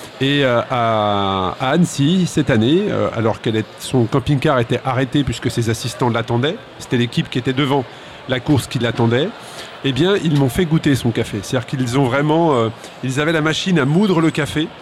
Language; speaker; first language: French; native; French